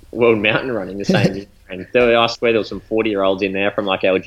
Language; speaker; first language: English; native; English